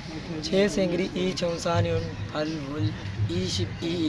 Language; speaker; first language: Korean; non-native, learner; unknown